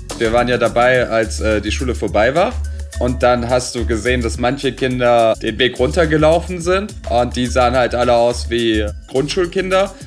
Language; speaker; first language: German; early bilingual, other home language; Serbian